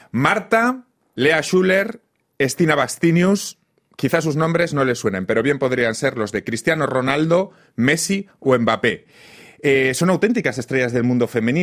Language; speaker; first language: Spanish; native; Spanish